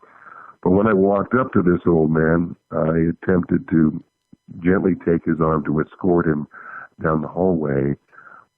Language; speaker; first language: English; native; English